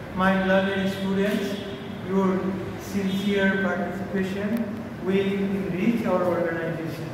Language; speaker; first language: English; non-native, local second language; Bangla